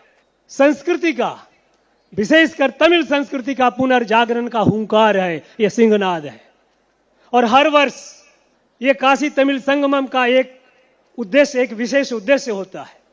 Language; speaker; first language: Hindi; native; Hindi